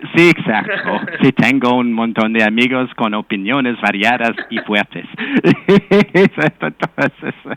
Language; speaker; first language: Spanish; non-native, fluent; English